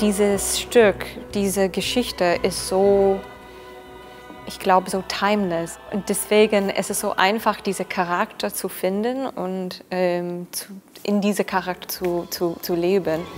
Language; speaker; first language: German; non-native, fluent; English